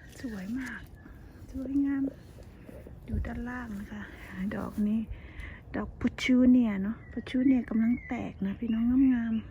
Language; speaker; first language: Thai; non-native, local second language; Lao